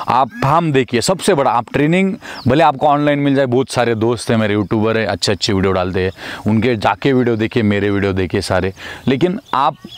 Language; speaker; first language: Hindi; non-native, local second language; Marathi